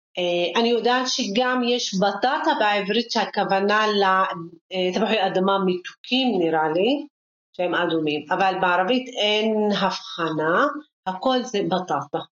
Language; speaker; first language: Hebrew; non-native, local second language; Arabic